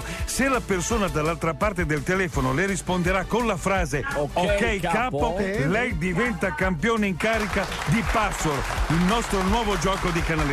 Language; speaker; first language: Italian; native; Italian